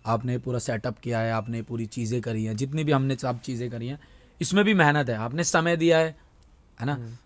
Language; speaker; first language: Hindi; native; Hindi